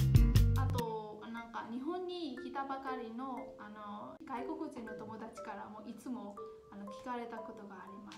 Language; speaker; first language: Japanese; non-native, fluent; Burmese